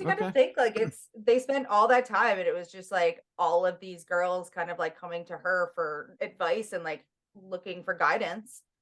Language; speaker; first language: English; native; English